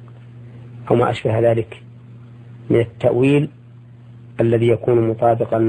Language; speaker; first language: Arabic; native; Arabic